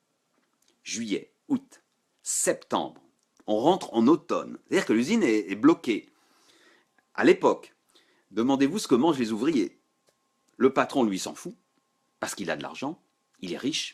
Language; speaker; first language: French; native; French